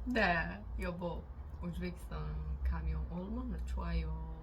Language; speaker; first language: Korean; non-native, learner; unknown